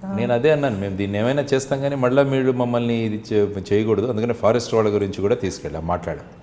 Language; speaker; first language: Telugu; native; Telugu